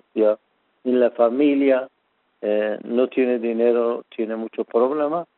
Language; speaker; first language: Spanish; non-native, fluent; Persian